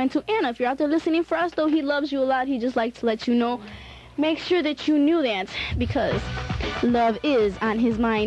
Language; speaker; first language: English; native; English